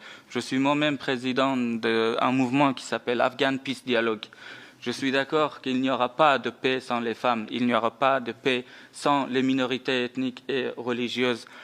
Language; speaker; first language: French; non-native, fluent; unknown